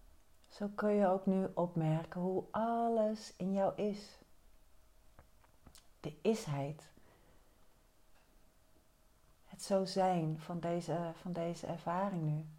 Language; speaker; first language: Dutch; native; Dutch